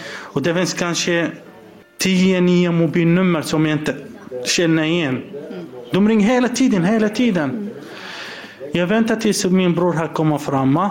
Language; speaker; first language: Swedish; non-native, learner; Arabic